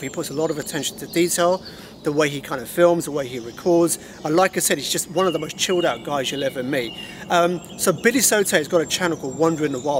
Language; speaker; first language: English; native; English